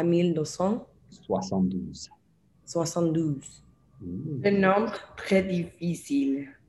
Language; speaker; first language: French; non-native, learner; English